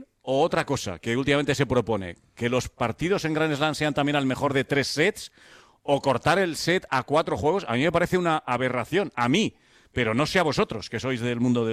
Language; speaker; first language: Spanish; native; Spanish